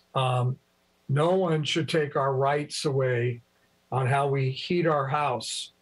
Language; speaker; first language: English; native; English